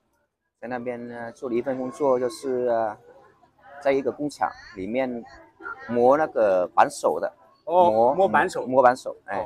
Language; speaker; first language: Chinese; non-native, fluent; Vietnamese